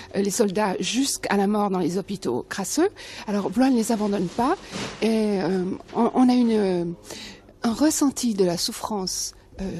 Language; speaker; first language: French; native; French